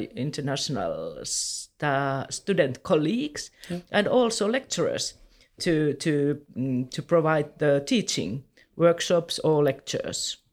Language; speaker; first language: English; non-native, fluent; Finnish